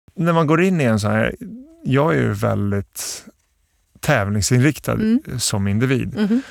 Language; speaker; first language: Swedish; early bilingual, other home language; Bosnian